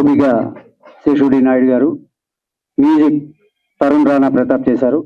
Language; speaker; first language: Telugu; native; Telugu